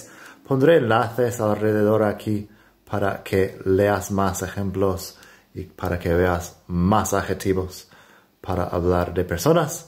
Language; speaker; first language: Spanish; non-native, fluent; English